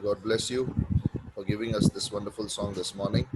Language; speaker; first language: English; non-native, local second language; Hindi